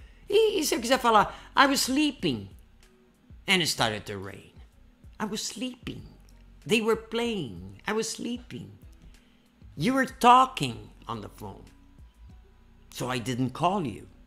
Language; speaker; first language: English; non-native, fluent; Portuguese